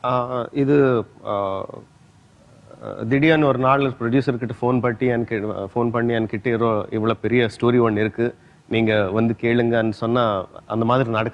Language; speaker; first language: Tamil; non-native, fluent; Telugu